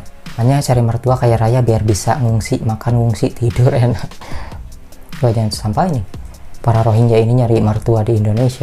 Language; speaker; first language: Indonesian; native; Indonesian